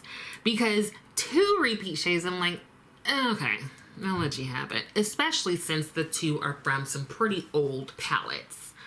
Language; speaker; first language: English; native; English